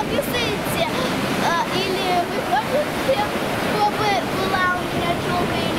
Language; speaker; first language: Russian; non-native, local second language; Lithuanian